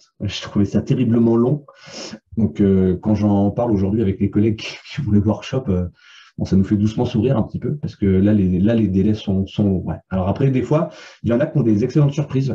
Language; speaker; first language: French; native; French